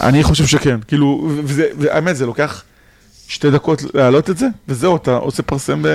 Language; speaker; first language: Hebrew; native; Hebrew